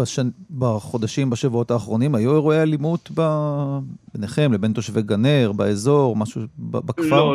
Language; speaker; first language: Hebrew; native; Hebrew